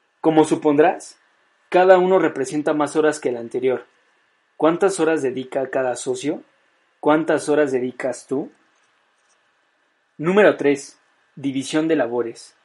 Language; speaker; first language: Spanish; native; Spanish